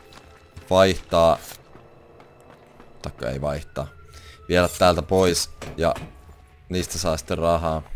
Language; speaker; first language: Finnish; native; Finnish